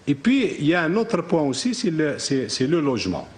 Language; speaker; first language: French; non-native, local second language; Arabic